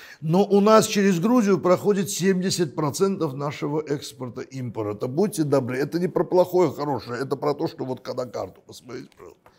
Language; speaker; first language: Russian; non-native, local second language; Armenian